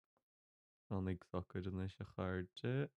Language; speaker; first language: Irish; non-native, local second language; English